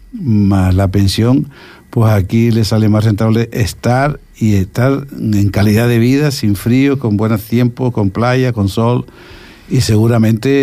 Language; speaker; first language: Spanish; native; Spanish